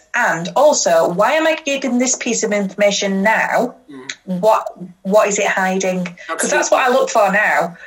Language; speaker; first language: English; native; English